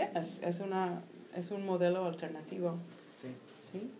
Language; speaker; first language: Spanish; non-native, fluent; English